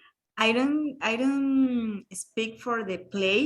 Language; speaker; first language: English; non-native, learner; Spanish